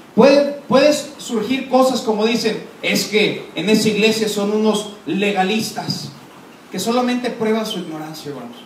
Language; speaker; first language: Spanish; native; Spanish